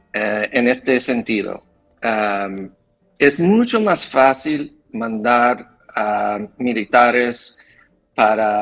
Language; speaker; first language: Spanish; non-native, fluent; English